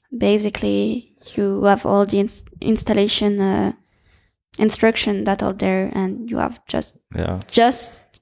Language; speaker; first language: English; non-native, fluent; French